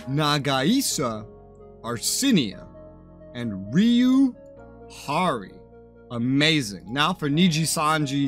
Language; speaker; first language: English; native; English